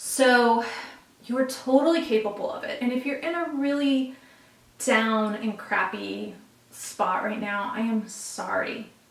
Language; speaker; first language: English; native; English